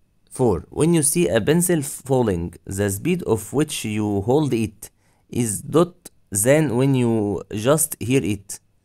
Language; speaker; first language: English; non-native, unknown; Arabic